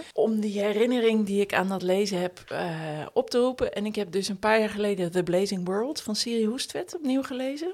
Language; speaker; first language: Dutch; native; Dutch